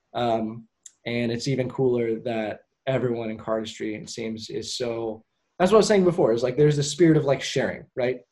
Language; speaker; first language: English; native; English